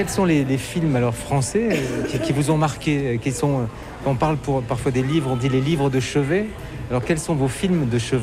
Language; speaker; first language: French; native; French